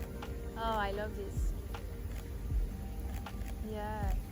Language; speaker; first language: English; non-native, fluent; French